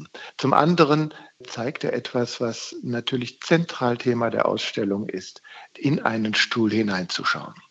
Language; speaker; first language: German; native; German